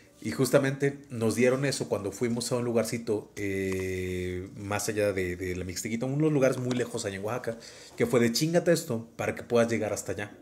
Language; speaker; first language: Spanish; native; Spanish